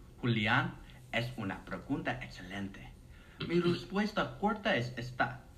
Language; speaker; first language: Spanish; non-native, learner; English